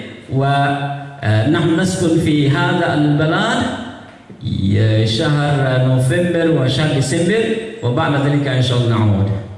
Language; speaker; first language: Arabic; non-native, fluent; Indonesian